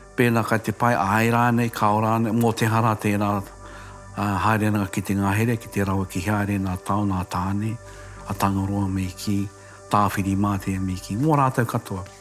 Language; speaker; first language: Māori; native; Māori